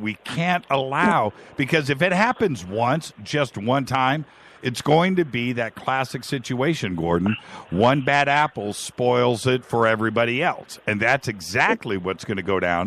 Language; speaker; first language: English; native; English